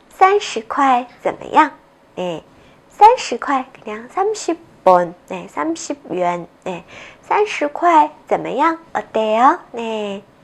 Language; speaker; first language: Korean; non-native, fluent; Chinese